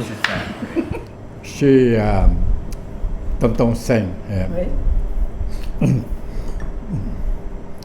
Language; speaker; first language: French; non-native, local second language; Vietnamese